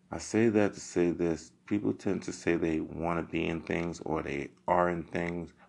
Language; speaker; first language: English; native; English